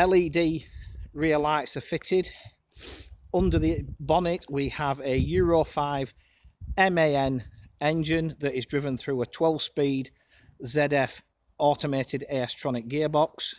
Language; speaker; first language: English; native; English